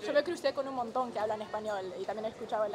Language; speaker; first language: Spanish; native; Spanish